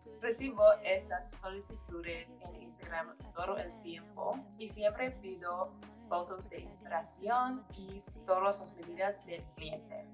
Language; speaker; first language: Spanish; non-native, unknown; English